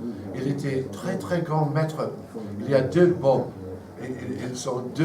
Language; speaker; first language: French; non-native, fluent; English